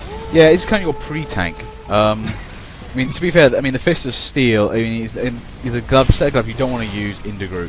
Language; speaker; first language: English; native; English